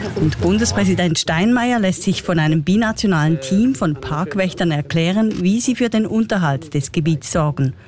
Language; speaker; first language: German; native; German